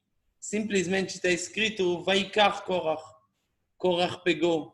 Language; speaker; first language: Portuguese; non-native, fluent; Hebrew